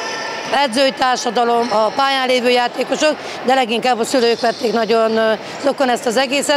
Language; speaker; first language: Hungarian; native; Hungarian